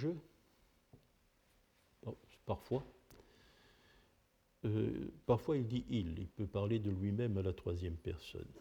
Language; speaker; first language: French; native; French